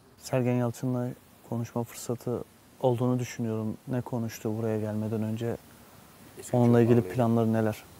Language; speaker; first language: Turkish; native; Turkish